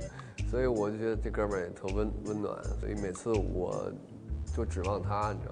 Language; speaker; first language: Chinese; native; Chinese